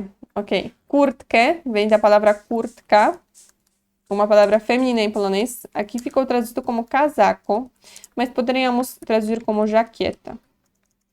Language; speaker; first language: Portuguese; non-native, fluent; Polish